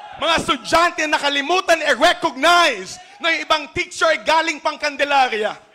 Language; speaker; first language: Filipino; native; Filipino